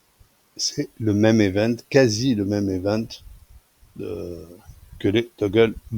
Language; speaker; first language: French; native; French